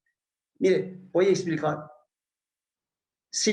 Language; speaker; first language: Spanish; non-native, fluent; Persian